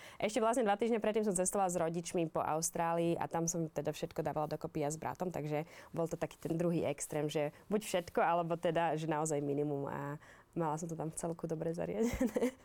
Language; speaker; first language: Slovak; native; Slovak